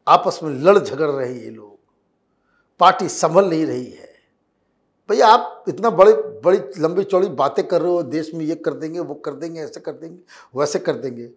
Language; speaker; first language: Hindi; native; Hindi